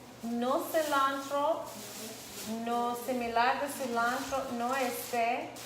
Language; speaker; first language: Spanish; non-native, learner; English